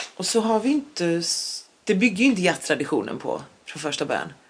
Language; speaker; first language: Swedish; non-native, local second language; Polish